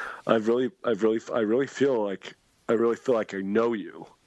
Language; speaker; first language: English; native; English